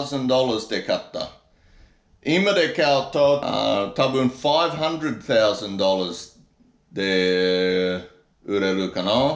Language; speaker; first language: Japanese; non-native, learner; English